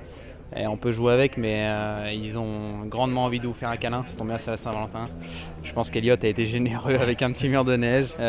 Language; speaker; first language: French; native; French